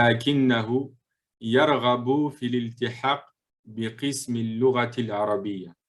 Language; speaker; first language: Arabic; non-native, fluent; French